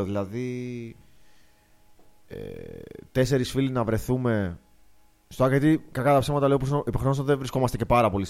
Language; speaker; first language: Greek; native; Greek